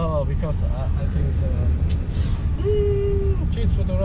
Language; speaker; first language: English; non-native, learner; Vietnamese